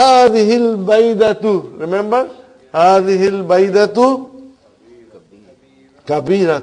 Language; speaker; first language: Arabic; non-native, fluent; Urdu